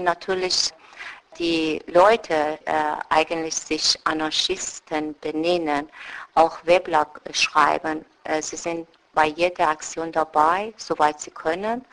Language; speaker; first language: German; non-native, fluent; Persian